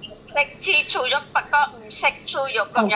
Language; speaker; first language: Cantonese; non-native, learner; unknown